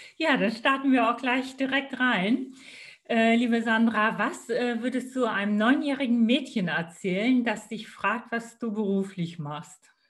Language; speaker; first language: German; native; German